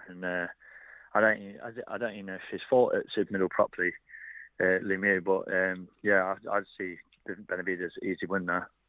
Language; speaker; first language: English; native; English